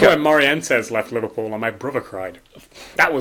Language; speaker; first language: English; native; English